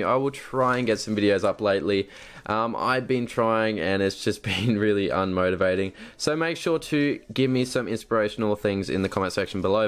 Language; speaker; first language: English; native; English